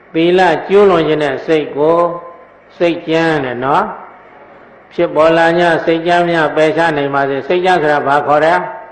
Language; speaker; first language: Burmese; native; Burmese